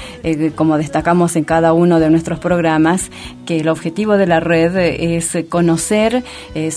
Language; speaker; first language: Spanish; native; Spanish